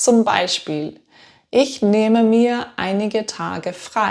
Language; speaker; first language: German; non-native, fluent; English